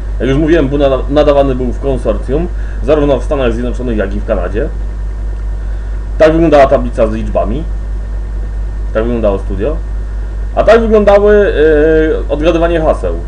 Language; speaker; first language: Polish; native; Polish